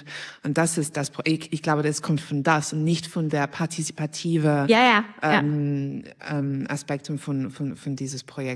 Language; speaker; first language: German; non-native, fluent; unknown